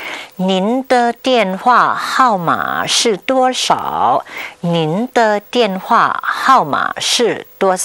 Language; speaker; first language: Chinese; non-native, fluent; Thai